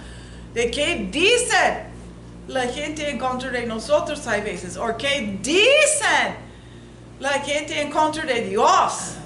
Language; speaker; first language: Spanish; non-native, learner; English